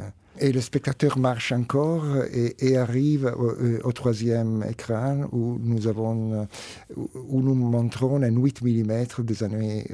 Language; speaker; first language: French; non-native, fluent; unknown